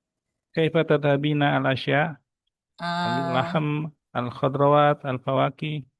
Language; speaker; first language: Arabic; non-native, fluent; Indonesian